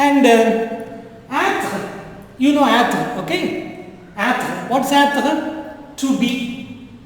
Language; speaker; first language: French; non-native, fluent; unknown